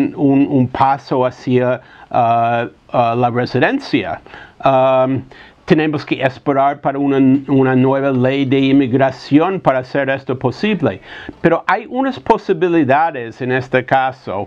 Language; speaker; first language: Spanish; non-native, fluent; English